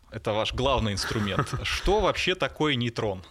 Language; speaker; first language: Russian; native; Russian